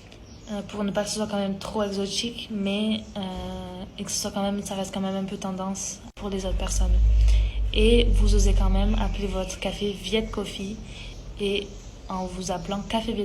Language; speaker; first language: French; early bilingual, other home language; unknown